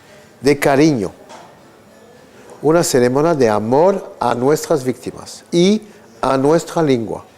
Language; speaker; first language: Spanish; early bilingual, heritage; Spanish